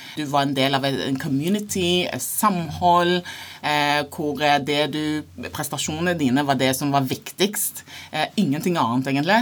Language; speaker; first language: Norwegian; non-native, fluent; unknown